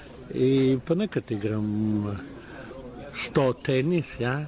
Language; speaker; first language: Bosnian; non-native, learner; Russian